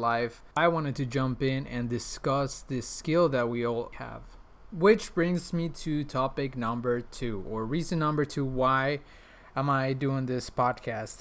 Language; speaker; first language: English; non-native, fluent; Spanish